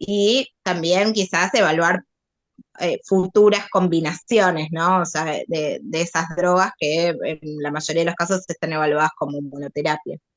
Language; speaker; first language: Spanish; native; Spanish